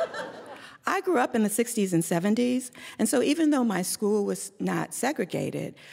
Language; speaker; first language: English; native; English